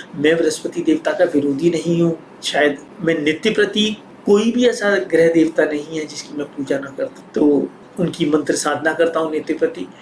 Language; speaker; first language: Hindi; native; Hindi